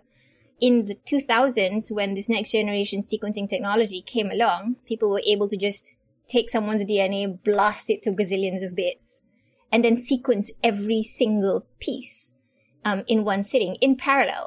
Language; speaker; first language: English; non-native, local second language; Malay